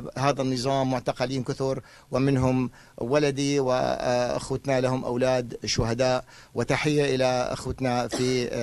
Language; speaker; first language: Arabic; native; Arabic